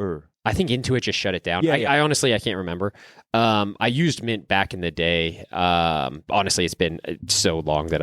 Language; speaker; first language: English; native; English